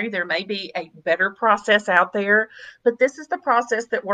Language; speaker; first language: English; native; English